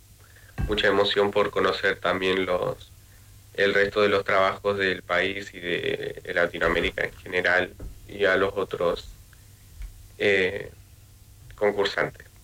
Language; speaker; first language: Spanish; native; Spanish